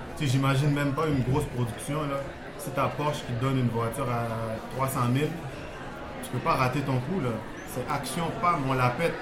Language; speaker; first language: French; native; French